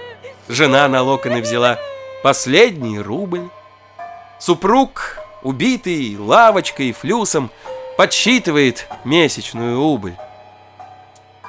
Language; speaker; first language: Russian; native; Russian